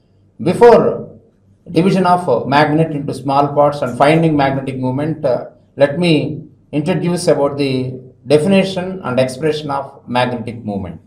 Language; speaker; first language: English; non-native, local second language; Telugu